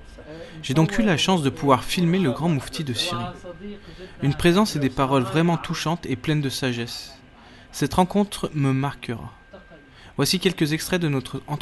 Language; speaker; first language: French; native; French